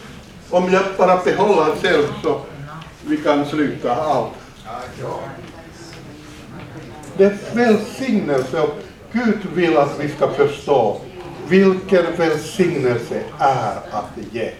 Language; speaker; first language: Swedish; non-native, fluent; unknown